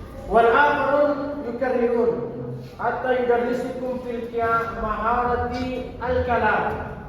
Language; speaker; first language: Arabic; non-native, fluent; Indonesian